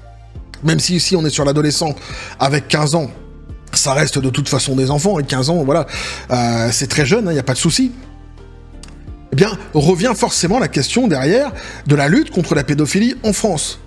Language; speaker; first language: French; native; French